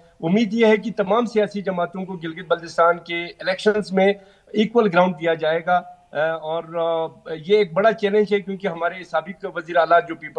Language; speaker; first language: Hindi; non-native, local second language; Balti